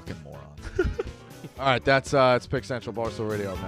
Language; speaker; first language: English; native; English